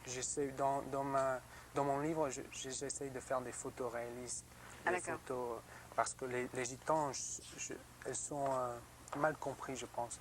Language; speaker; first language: French; non-native, learner; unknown